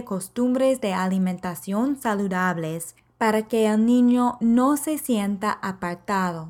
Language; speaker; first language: Spanish; non-native, fluent; English